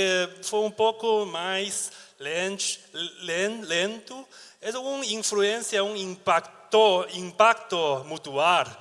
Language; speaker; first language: Portuguese; non-native, learner; Chinese